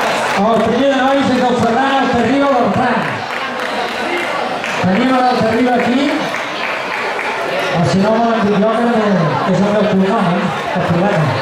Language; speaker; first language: Catalan; native; Catalan